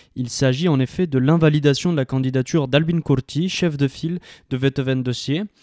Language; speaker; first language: French; native; French